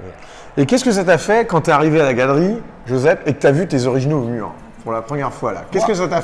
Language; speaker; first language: French; native; French